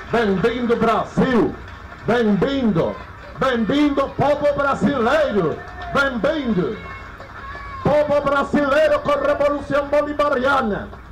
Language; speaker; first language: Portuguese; non-native, learner; Spanish